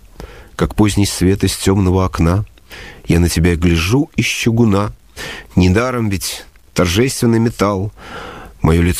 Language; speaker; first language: Russian; native; Russian